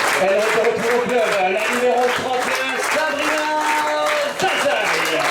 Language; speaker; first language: French; native; French